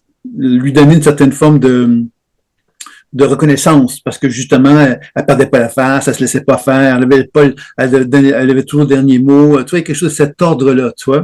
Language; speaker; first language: French; native; French